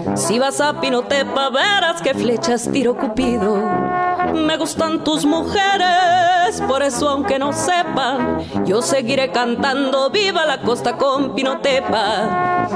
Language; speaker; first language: Spanish; native; Spanish